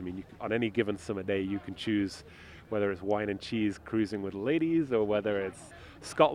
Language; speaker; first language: English; native; English